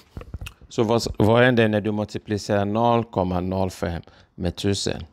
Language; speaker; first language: Swedish; non-native, fluent; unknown